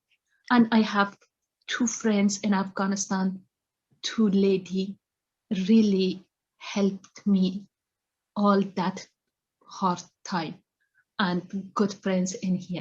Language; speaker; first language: English; non-native, learner; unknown